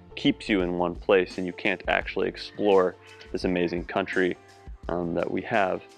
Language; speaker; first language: English; native; English